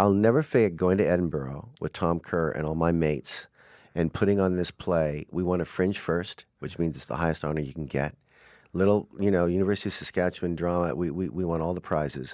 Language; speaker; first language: English; native; English